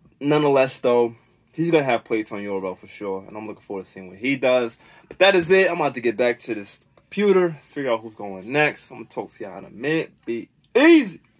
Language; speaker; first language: English; native; English